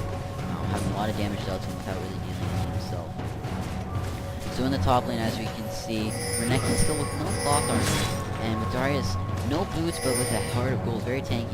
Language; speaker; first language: English; native; English